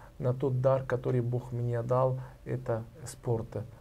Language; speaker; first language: Russian; non-native, learner; Arabic